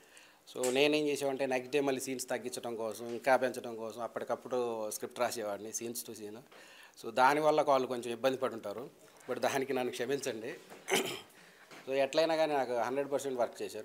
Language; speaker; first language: Telugu; native; Telugu